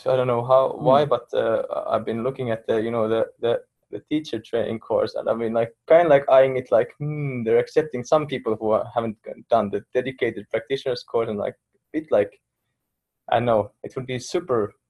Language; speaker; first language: English; non-native, fluent; Finnish